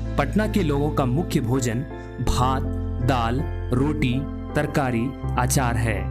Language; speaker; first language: Hindi; native; Hindi